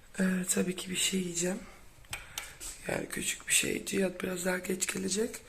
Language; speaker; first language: Turkish; non-native, learner; Dutch